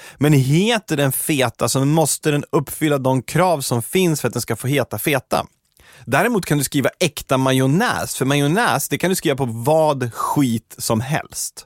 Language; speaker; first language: Swedish; native; Swedish